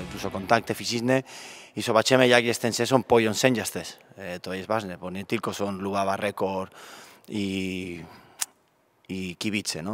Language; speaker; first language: Polish; non-native, learner; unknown